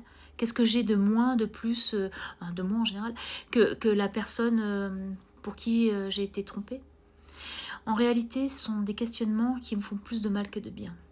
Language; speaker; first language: French; native; French